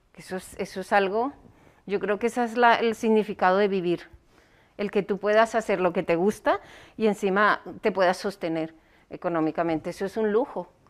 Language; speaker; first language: Spanish; native; Spanish